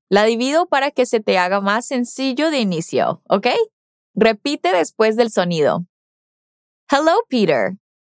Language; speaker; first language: Spanish; non-native, fluent; English